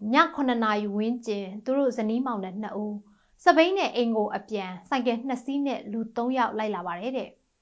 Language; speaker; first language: Burmese; native; Burmese